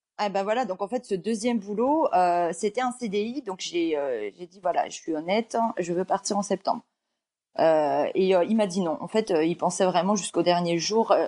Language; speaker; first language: French; early bilingual, other home language; Georgian